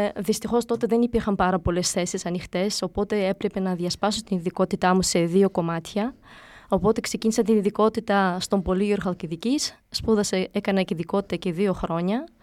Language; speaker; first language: Greek; early bilingual, other home language; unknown